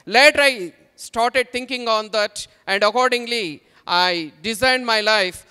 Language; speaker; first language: English; non-native, local second language; Telugu